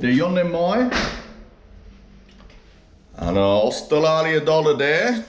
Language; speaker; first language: Japanese; non-native, learner; English